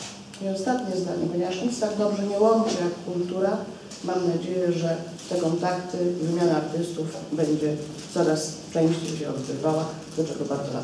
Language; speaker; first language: Polish; native; Polish